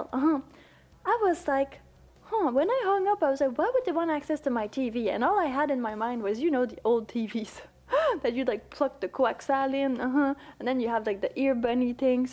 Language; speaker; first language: English; non-native, fluent; French